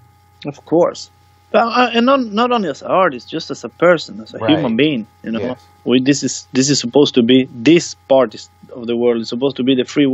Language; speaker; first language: English; non-native, fluent; Swedish